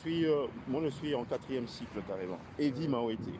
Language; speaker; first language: French; non-native, local second language; Lingala